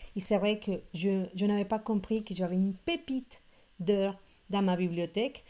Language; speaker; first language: French; non-native, fluent; Spanish